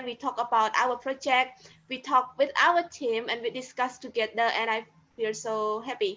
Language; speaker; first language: English; non-native, learner; Khmer